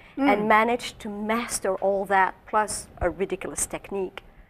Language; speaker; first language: English; non-native, fluent; French